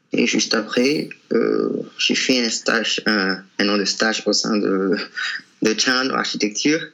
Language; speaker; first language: French; non-native, local second language; Malagasy